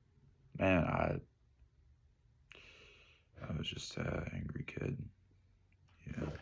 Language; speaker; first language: English; native; English